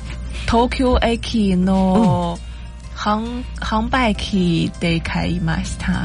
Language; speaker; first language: Japanese; non-native, learner; Chinese